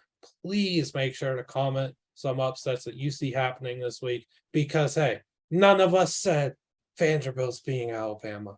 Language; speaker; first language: English; native; English